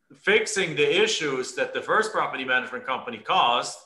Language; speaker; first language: English; non-native, fluent; German